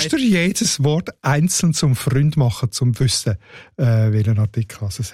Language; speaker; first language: German; native; German